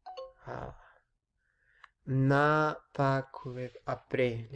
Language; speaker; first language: French; non-native, learner; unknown